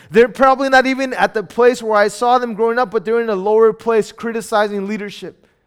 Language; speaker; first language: English; early bilingual, other home language; Spanish